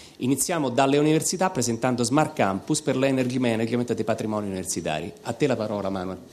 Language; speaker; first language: Italian; native; Italian